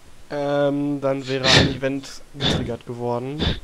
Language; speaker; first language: German; native; German